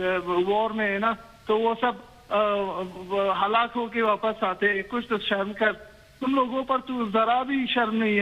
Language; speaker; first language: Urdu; non-native, fluent; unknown